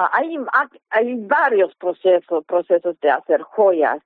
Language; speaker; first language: Spanish; non-native, fluent; German